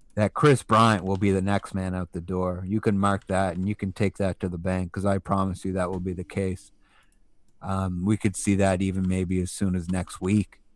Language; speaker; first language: English; native; English